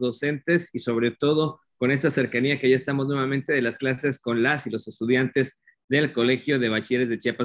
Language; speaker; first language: Spanish; native; Spanish